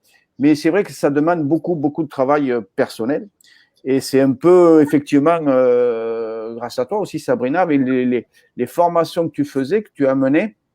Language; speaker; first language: French; native; French